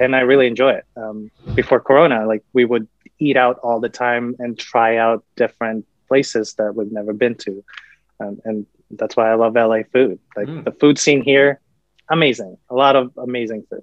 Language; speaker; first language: English; native; English